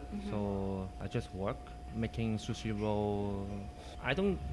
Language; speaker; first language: English; non-native, local second language; Cantonese